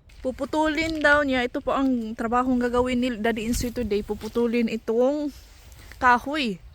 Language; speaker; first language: Filipino; non-native, local second language; Cebuano